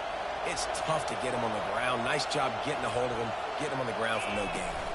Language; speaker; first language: English; native; English